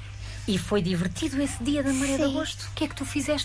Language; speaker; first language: Portuguese; native; Portuguese